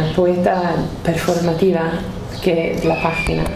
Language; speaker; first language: Spanish; non-native, learner; English